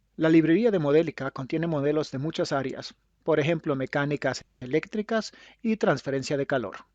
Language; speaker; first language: Spanish; non-native, fluent; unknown